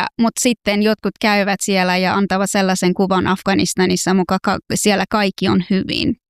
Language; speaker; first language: Finnish; non-native, fluent; Persian